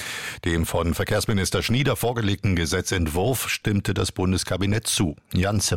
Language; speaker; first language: German; native; German